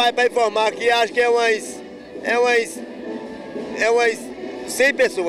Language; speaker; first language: Portuguese; native; Portuguese